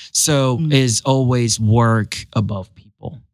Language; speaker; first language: English; non-native, fluent; Chinese